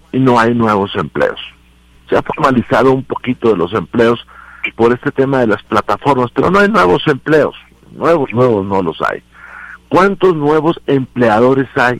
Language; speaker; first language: Spanish; native; Spanish